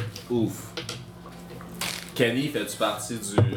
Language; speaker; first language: French; native; French